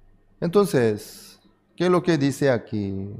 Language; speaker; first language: Spanish; non-native, fluent; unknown